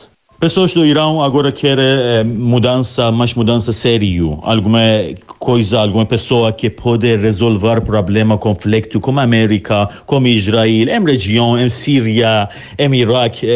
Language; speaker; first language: Portuguese; non-native, learner; Persian